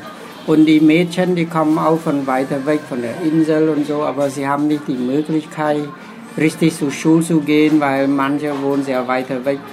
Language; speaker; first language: German; non-native, fluent; Khmer